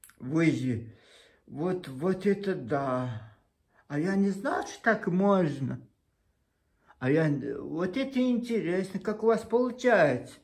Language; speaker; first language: Russian; non-native, local second language; Chechen